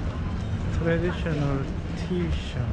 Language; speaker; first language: English; non-native, learner; Korean